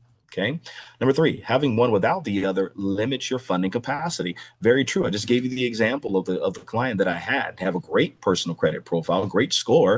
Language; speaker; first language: English; native; English